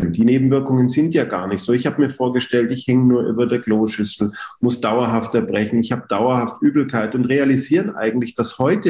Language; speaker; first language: German; native; German